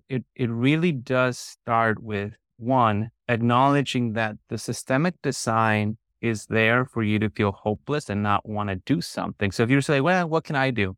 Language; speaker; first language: English; early bilingual, other home language; Spanish